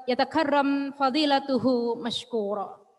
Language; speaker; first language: Arabic; non-native, fluent; Indonesian